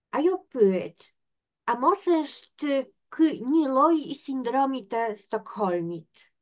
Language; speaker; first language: Albanian; non-native, fluent; Polish